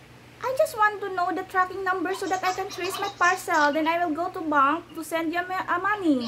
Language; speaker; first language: English; non-native, local second language; Filipino